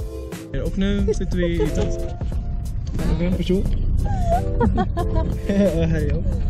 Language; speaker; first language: Swedish; early bilingual, other home language; Nepali